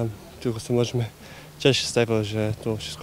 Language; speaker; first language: Polish; non-native, learner; Bosnian